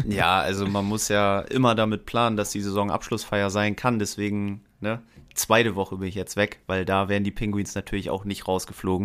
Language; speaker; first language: German; native; German